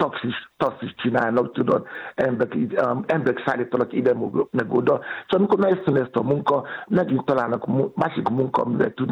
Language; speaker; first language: Hungarian; non-native, learner; Yoruba